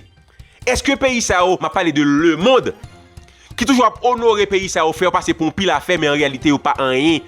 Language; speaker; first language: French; non-native, local second language; Haitian Creole